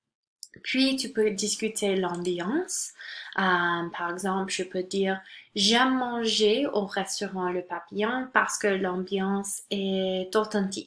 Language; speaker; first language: French; non-native, local second language; English